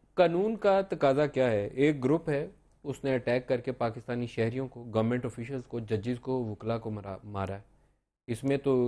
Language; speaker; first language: Urdu; native; Urdu